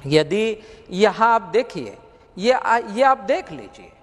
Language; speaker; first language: Hindi; non-native, local second language; Marathi